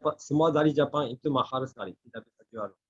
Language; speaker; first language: Indonesian; non-native, learner; Japanese